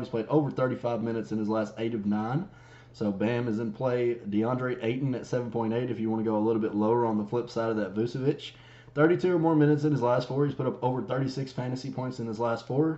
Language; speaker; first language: English; native; English